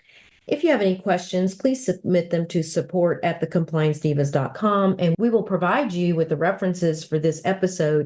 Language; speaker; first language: English; native; English